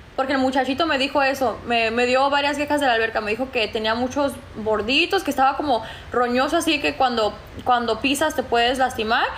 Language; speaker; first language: Spanish; early bilingual, heritage; Spanish